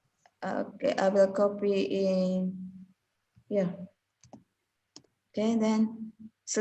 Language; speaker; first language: English; non-native, learner; Indonesian